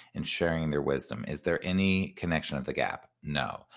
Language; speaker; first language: English; native; English